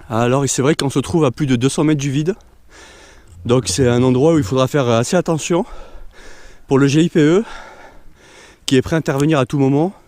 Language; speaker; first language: French; native; French